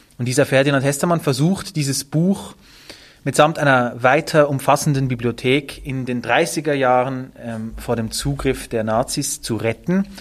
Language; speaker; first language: German; native; German